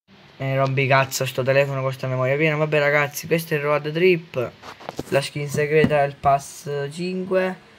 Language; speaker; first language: Italian; native; Italian